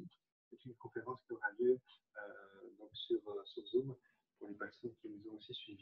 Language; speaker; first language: French; native; French